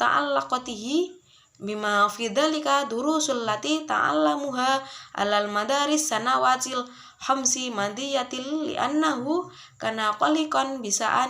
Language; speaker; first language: Arabic; non-native, learner; Indonesian